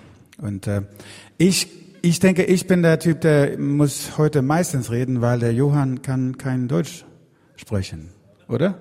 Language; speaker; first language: German; non-native, fluent; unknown